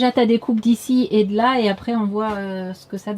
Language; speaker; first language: French; native; French